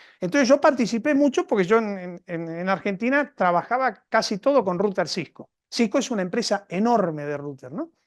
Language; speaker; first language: Spanish; native; Spanish